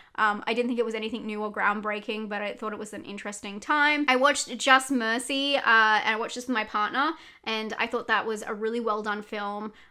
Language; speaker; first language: English; native; English